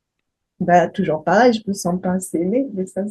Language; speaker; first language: French; native; French